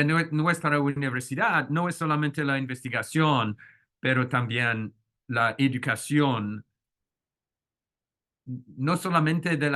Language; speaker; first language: Spanish; non-native, fluent; French